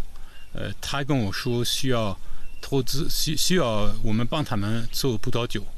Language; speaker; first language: Chinese; non-native, fluent; French